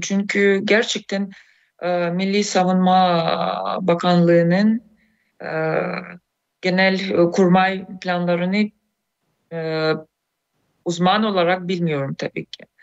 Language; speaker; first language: Turkish; non-native, fluent; Russian